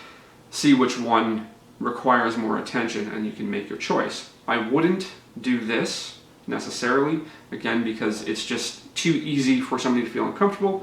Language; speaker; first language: English; native; English